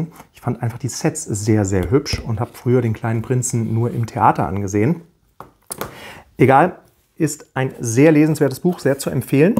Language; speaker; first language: German; native; German